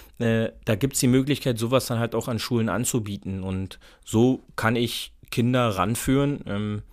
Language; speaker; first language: German; native; German